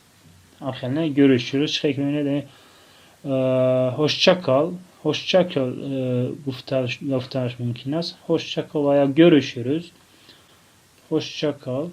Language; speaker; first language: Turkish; non-native, fluent; Tajik